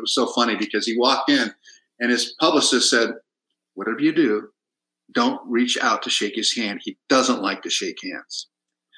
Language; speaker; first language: English; early bilingual, other home language; Spanish